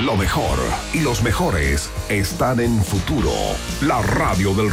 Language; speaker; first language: Spanish; native; Spanish